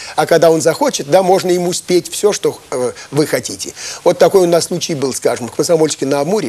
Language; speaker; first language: Russian; native; Russian